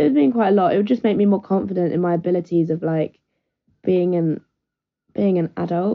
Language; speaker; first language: English; native; English